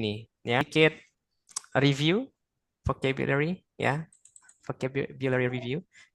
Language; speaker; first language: English; non-native, fluent; Indonesian